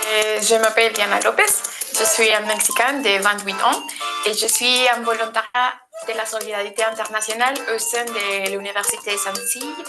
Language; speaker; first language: French; non-native, learner; Spanish